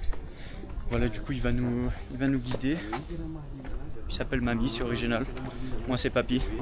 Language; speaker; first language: French; native; French